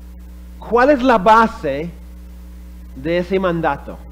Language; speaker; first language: Spanish; non-native, fluent; English